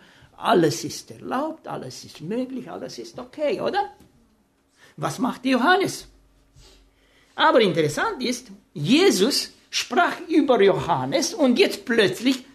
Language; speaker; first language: German; non-native, fluent; Romanian